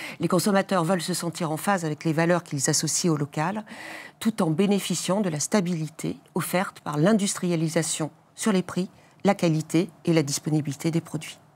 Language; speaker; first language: French; native; French